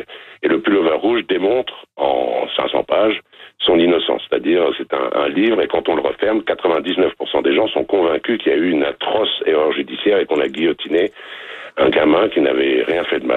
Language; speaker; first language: French; native; French